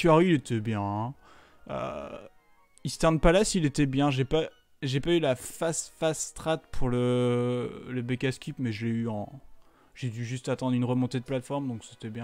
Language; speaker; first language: French; native; French